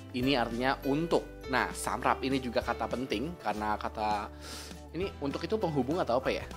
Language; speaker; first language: Indonesian; native; Indonesian